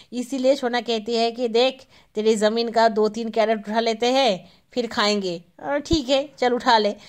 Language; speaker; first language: Hindi; non-native, local second language; Bangla